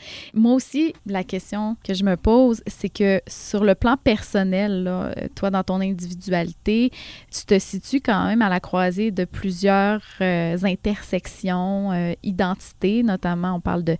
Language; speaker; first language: French; native; French